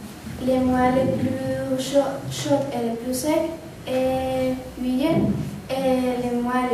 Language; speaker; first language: French; non-native, learner; Spanish